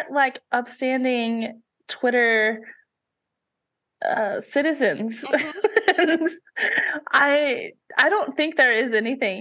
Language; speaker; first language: English; native; English